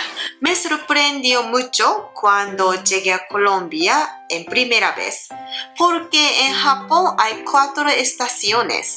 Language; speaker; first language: Spanish; non-native, learner; Japanese